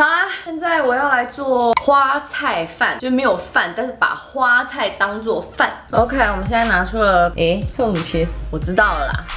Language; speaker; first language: Chinese; native; Chinese